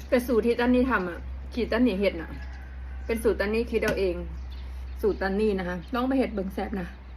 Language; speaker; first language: Thai; native; Thai